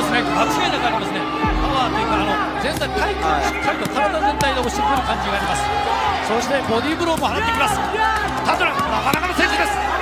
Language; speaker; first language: Japanese; native; Japanese